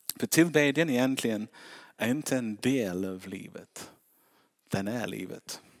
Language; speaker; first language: Swedish; non-native, fluent; English